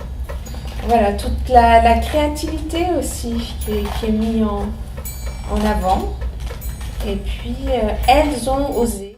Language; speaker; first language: French; native; French